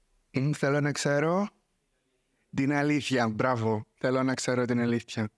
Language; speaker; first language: Greek; non-native, fluent; English